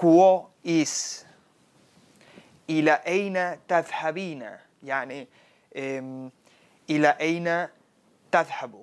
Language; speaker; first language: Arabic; non-native, fluent; Spanish